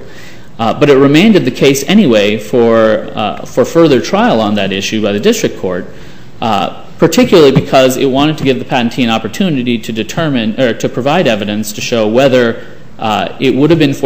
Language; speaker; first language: English; native; English